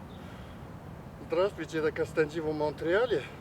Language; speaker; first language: Russian; non-native, learner; Chinese